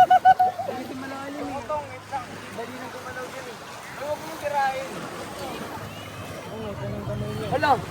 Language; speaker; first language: Filipino; native; Filipino